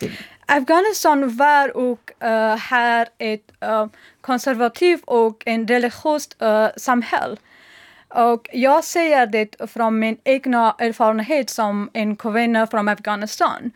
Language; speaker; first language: Swedish; non-native, learner; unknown